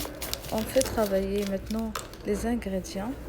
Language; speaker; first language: French; non-native, local second language; Arabic